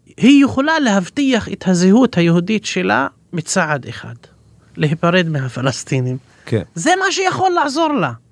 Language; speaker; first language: Hebrew; non-native, local second language; Arabic